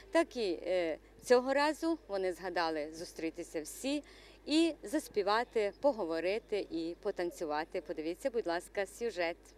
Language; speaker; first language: Ukrainian; early bilingual, heritage; Ukrainian